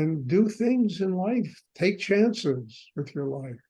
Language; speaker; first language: English; native; English